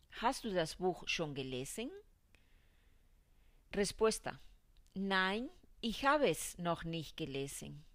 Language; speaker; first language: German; non-native, fluent; Spanish